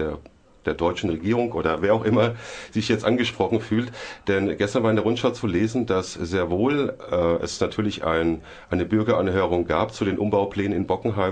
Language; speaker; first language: German; native; German